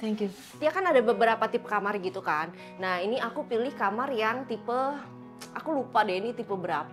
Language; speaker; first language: Indonesian; native; Indonesian